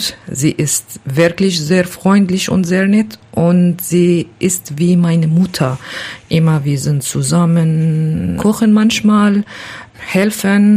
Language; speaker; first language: German; non-native, learner; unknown